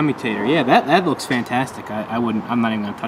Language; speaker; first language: English; native; English